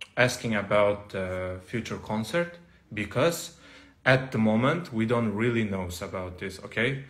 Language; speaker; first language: English; non-native, learner; Kazakh